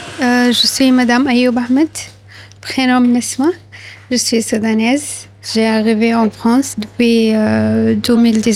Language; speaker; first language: French; non-native, learner; Arabic